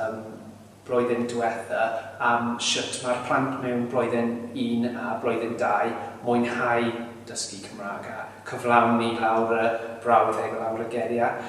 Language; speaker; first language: Welsh; non-native, learner; English